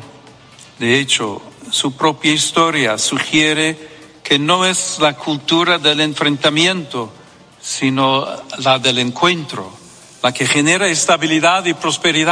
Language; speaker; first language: Spanish; non-native, fluent; English